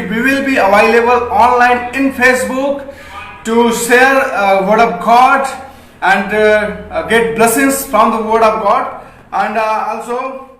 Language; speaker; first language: English; non-native, local second language; Hindi